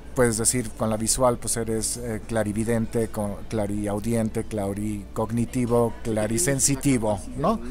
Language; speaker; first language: Spanish; non-native, local second language; German